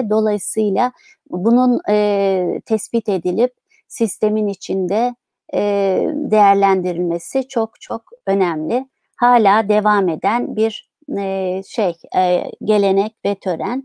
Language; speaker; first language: Turkish; native; Turkish